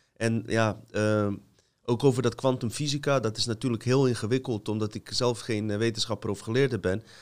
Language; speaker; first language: Dutch; native; Dutch